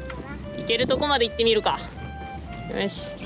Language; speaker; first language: Japanese; native; Japanese